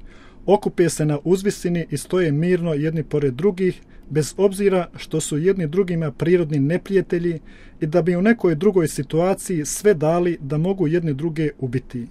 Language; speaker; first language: Croatian; native; Croatian